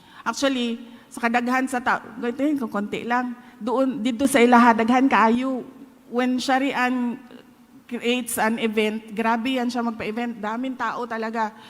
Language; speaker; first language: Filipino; non-native, local second language; Cebuano